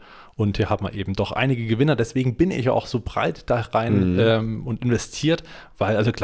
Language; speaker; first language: German; native; German